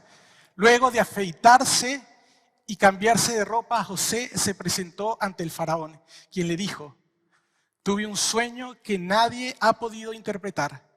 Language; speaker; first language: Spanish; native; Spanish